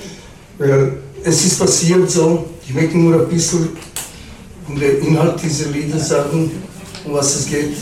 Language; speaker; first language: German; non-native, fluent; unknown